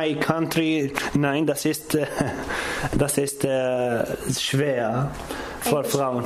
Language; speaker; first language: German; non-native, learner; Kurdish